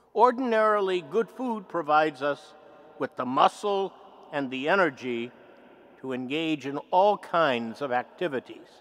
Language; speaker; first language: English; native; English